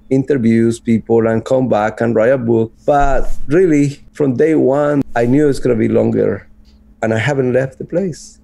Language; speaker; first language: English; non-native, fluent; Spanish